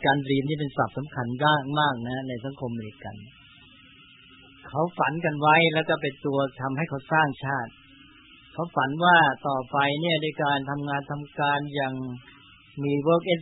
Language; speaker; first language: Thai; native; Thai